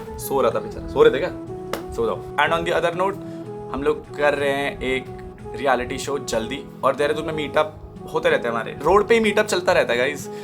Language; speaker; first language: Hindi; native; Hindi